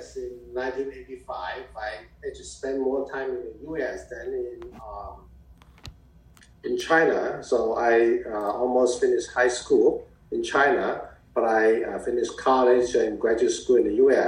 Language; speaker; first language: English; non-native, fluent; Chinese